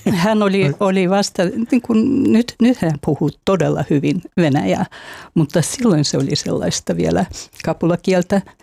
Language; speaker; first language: Finnish; non-native, fluent; Russian